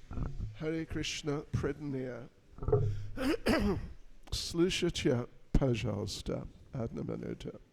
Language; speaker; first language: Russian; non-native, learner; English